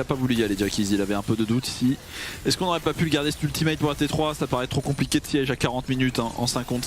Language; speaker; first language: French; native; French